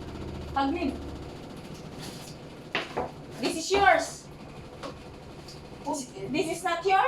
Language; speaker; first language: English; non-native, learner; Filipino